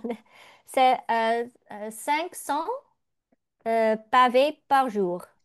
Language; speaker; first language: French; non-native, learner; Dutch